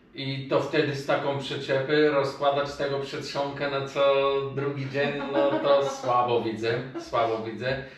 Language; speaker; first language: Polish; non-native, fluent; Macedonian